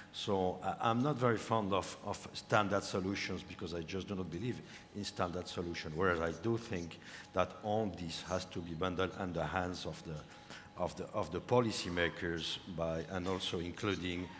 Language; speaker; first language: English; non-native, fluent; French